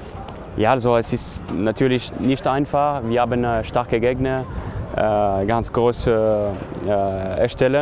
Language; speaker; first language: German; non-native, local second language; French